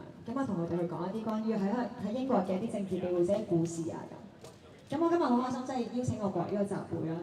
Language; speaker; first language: Cantonese; native; Cantonese